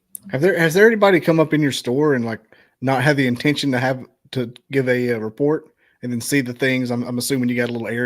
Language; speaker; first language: English; native; English